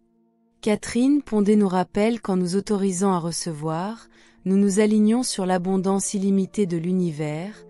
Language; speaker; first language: French; native; French